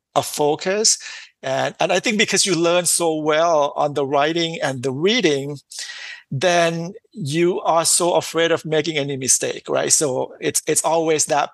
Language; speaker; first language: English; non-native, fluent; Thai